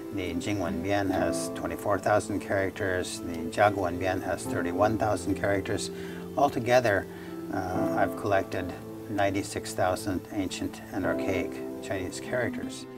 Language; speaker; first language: English; native; English